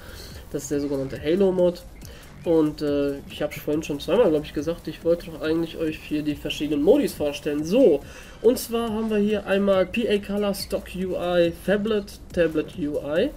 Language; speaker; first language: German; native; German